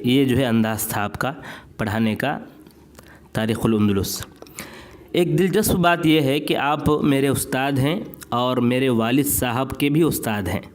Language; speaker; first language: Urdu; native; Urdu